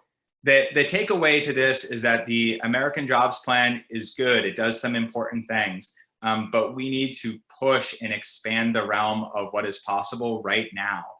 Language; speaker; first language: English; native; English